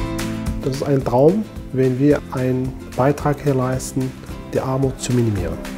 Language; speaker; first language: German; non-native, fluent; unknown